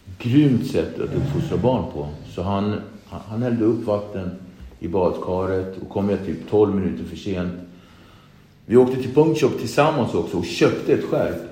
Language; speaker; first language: Swedish; early bilingual, other home language; Kabuverdianu